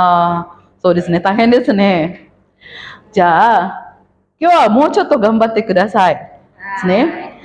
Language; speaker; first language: Japanese; non-native, fluent; Indonesian